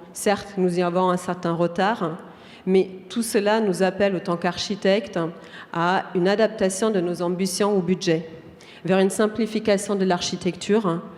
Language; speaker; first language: French; non-native, fluent; German